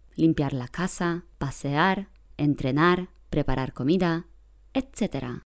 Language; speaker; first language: Spanish; non-native, fluent; Polish